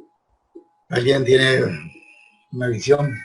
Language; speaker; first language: Spanish; native; Spanish